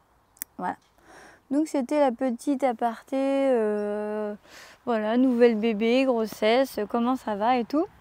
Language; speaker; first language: French; native; French